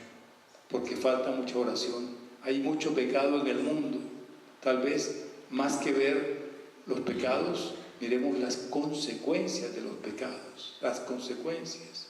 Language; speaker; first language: Spanish; native; Spanish